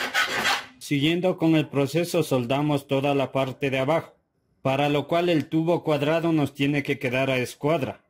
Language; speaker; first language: Spanish; native; Spanish